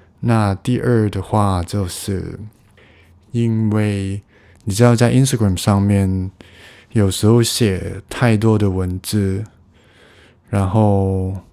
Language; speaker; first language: Chinese; non-native, local second language; Cantonese